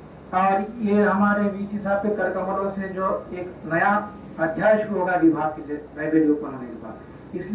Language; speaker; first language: Hindi; native; Hindi